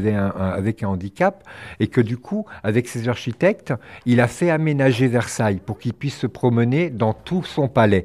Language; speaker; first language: French; native; French